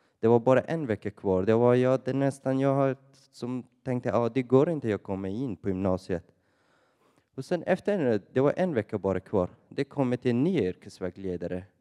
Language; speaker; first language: Swedish; non-native, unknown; Persian